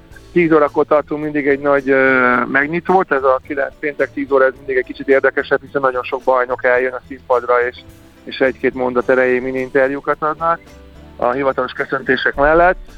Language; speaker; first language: Hungarian; native; Hungarian